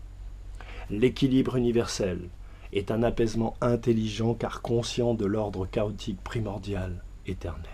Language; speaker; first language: French; native; French